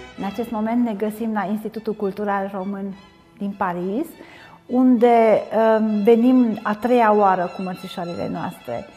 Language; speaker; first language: Romanian; non-native, local second language; Hungarian